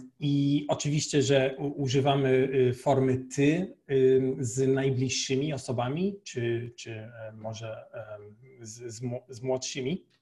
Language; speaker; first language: Polish; non-native, fluent; Portuguese